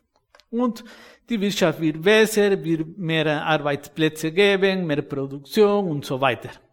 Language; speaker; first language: German; non-native, fluent; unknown